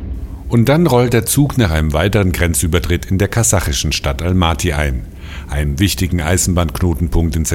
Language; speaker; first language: German; native; German